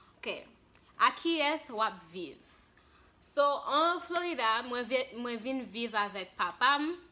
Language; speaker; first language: Haitian Creole; early bilingual, heritage; Haitian Creole